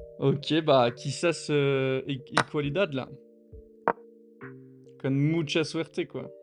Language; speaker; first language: Spanish; non-native, learner; French